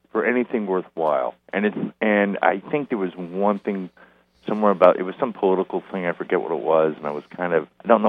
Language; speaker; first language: English; native; English